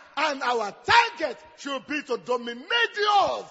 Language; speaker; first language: English; non-native, local second language; Yoruba